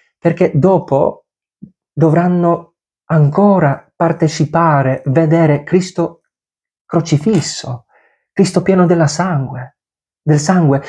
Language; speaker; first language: Italian; non-native, fluent; Polish